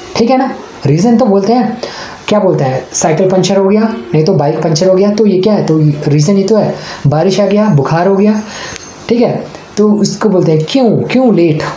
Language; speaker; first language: Hindi; non-native, local second language; Tamil